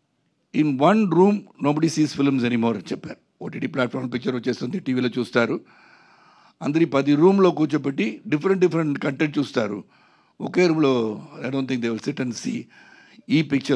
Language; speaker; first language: Telugu; non-native, local second language; Tamil